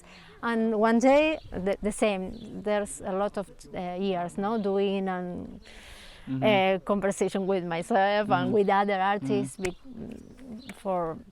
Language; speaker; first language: English; non-native, learner; Spanish